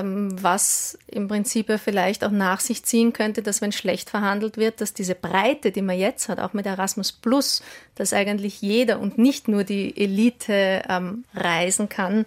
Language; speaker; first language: German; native; German